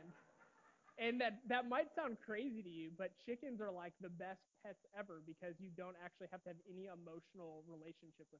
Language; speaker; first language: English; native; English